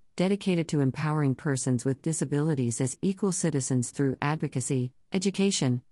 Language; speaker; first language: English; native; English